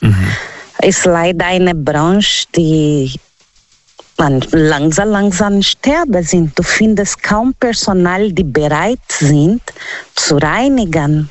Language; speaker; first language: German; non-native, learner; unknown